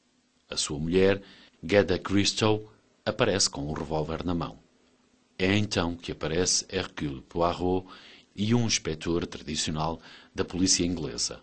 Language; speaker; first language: Portuguese; native; Portuguese